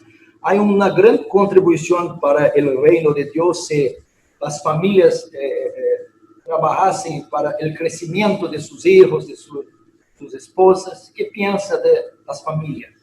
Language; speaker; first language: Spanish; non-native, fluent; Portuguese